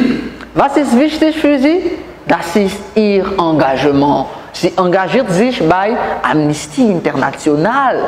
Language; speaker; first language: German; non-native, learner; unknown